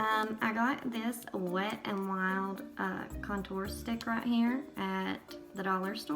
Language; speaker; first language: English; native; English